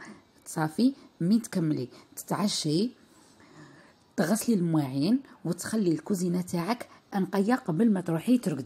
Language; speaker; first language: Arabic; native; Arabic